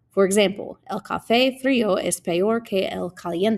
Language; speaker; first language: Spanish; non-native, fluent; English